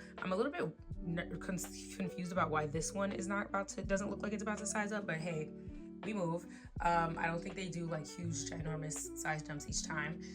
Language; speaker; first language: English; native; English